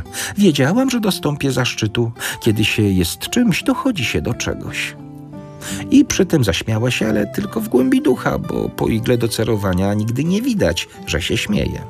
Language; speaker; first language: Polish; native; Polish